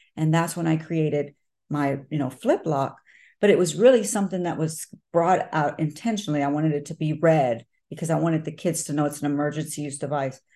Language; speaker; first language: English; native; English